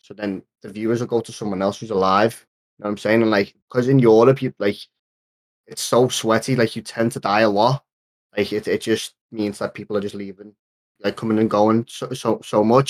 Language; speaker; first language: English; native; English